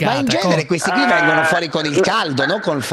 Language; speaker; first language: Italian; native; Italian